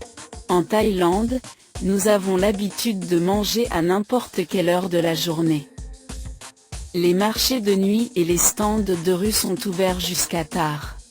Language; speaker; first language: French; non-native, fluent; Thai